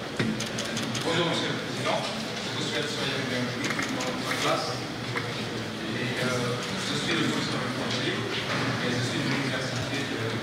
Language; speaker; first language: French; non-native, fluent; Indonesian